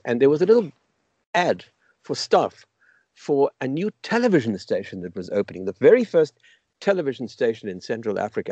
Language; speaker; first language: English; native; English